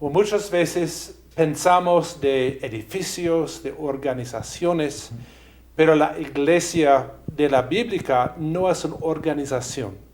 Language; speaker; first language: Spanish; non-native, fluent; English